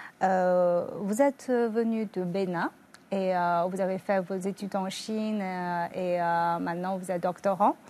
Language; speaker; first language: French; non-native, fluent; Chinese